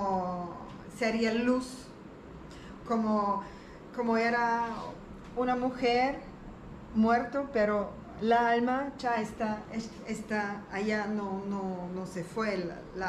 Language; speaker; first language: Spanish; non-native, learner; German